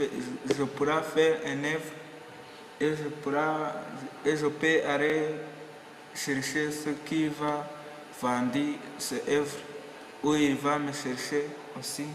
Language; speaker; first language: French; non-native, local second language; Kinyarwanda